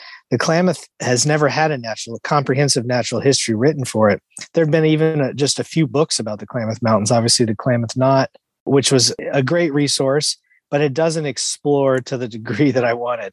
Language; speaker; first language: English; native; English